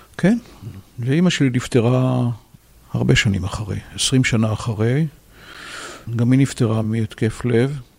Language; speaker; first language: Hebrew; native; Hebrew